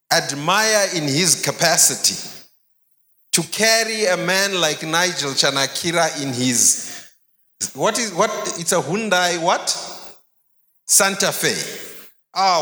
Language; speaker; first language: English; non-native, local second language; Shona